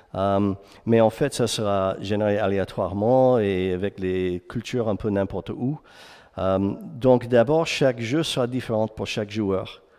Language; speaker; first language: French; non-native, fluent; English